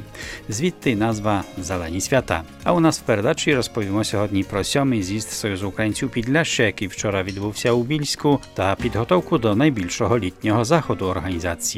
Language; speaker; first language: Ukrainian; native; Ukrainian